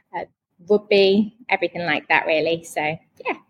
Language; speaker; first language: English; native; English